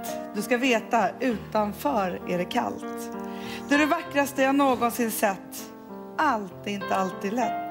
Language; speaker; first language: Swedish; native; Swedish